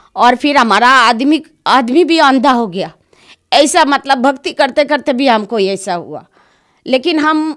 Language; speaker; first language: Hindi; non-native, local second language; Bangla